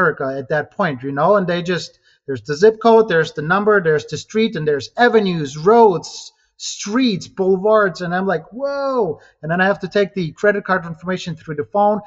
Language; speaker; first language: English; non-native, fluent; Ukrainian